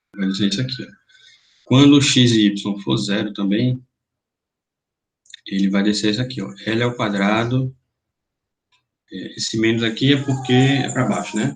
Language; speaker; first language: Portuguese; native; Portuguese